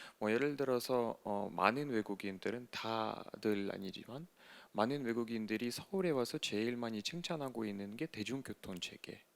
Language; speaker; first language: Korean; non-native, fluent; Russian